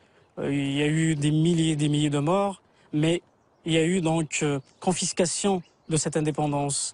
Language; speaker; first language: French; non-native, local second language; Kabyle